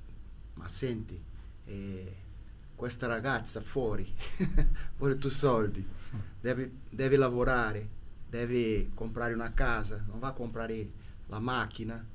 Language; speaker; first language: Italian; non-native, learner; Portuguese